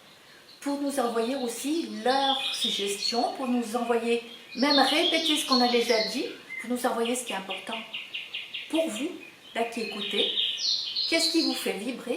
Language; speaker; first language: French; native; French